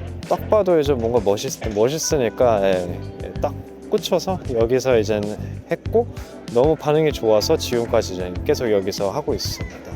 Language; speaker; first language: Korean; early bilingual, heritage; Korean